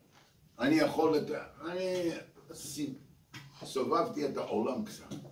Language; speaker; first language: Hebrew; non-native, fluent; English